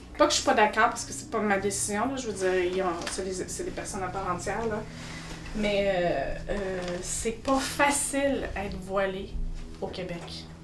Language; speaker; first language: French; native; French